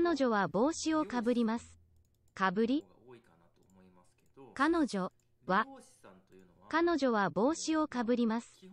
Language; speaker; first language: Japanese; non-native, learner; English